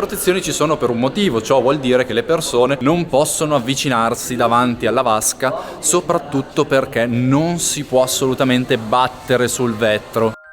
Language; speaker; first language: Italian; native; Italian